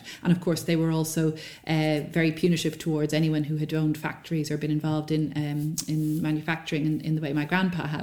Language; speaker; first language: English; native; English